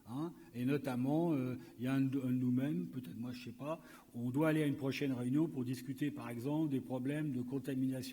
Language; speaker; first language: French; native; French